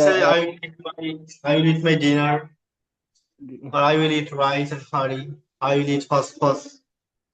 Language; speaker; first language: English; non-native, learner; Bangla